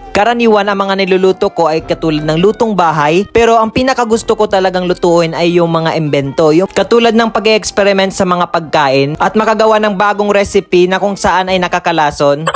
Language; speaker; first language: Filipino; non-native, local second language; Hiligaynon